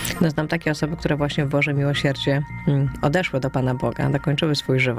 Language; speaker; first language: Polish; native; Polish